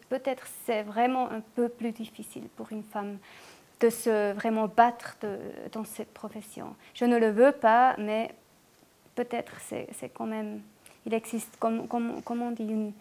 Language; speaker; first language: French; non-native, local second language; German